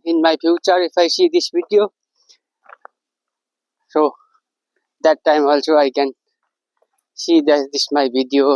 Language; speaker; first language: English; non-native, learner; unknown